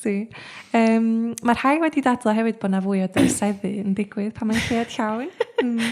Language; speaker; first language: Welsh; native; Welsh